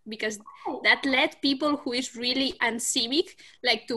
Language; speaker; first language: English; non-native, learner; Spanish